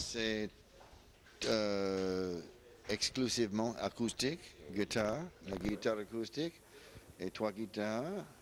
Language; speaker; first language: French; non-native, learner; English